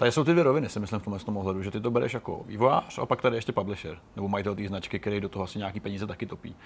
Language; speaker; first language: Czech; native; Czech